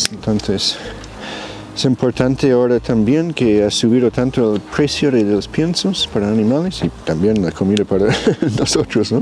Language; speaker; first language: Spanish; non-native, fluent; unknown